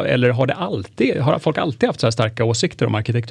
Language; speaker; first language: Swedish; native; Swedish